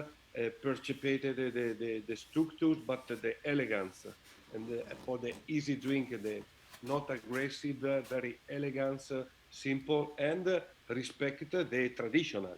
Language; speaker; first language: English; non-native, learner; Italian